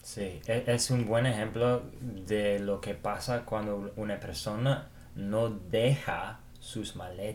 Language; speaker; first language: Spanish; non-native, fluent; English